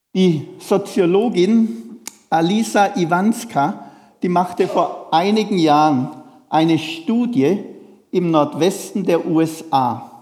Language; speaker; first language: German; native; German